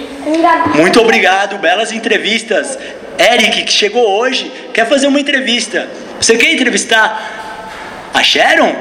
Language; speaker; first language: Portuguese; native; Portuguese